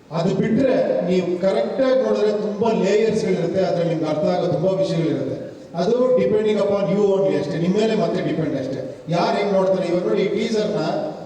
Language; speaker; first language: Kannada; native; Kannada